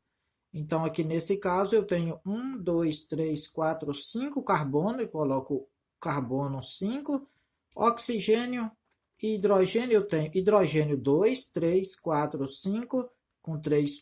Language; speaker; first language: Portuguese; native; Portuguese